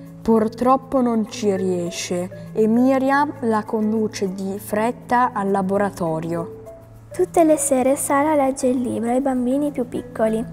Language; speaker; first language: Italian; native; Italian